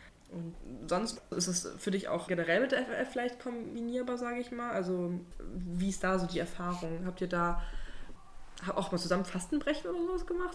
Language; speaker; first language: German; native; German